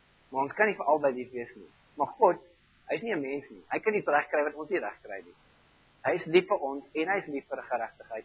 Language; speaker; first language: Afrikaans; non-native, fluent; German